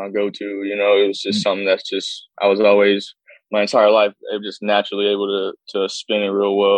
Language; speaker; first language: English; native; English